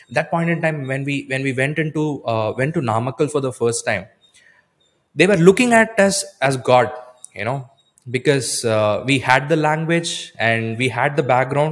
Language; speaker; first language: English; non-native, local second language; Tamil